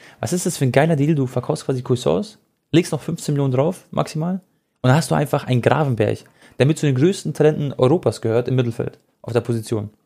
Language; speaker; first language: German; early bilingual, other home language; Croatian